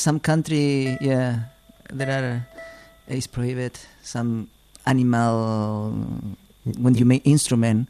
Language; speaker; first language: English; non-native, learner; Spanish